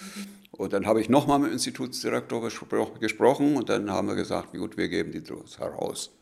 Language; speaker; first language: German; native; German